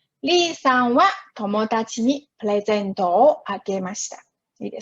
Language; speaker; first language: Japanese; non-native, fluent; Chinese